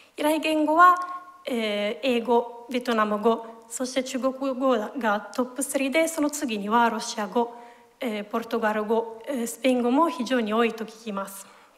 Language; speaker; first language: Japanese; non-native, fluent; Italian